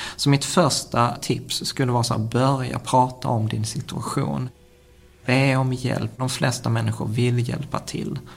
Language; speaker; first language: Swedish; early bilingual, other home language; Czech